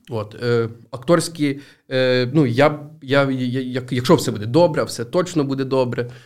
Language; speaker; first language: Ukrainian; native; Ukrainian